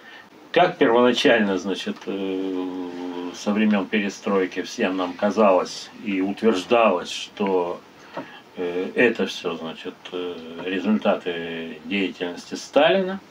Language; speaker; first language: Russian; native; Russian